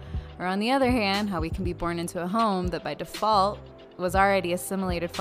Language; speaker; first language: English; native; English